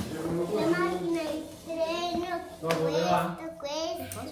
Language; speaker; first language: Italian; early bilingual, other home language; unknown